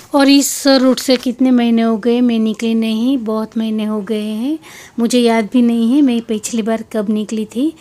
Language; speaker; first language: Hindi; non-native, local second language; Gujarati